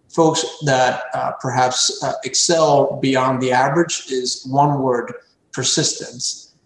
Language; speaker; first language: English; early bilingual, other home language; Spanish